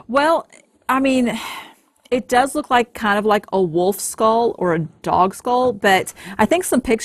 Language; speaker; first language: English; native; English